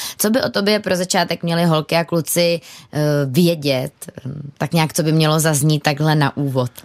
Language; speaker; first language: Czech; native; Czech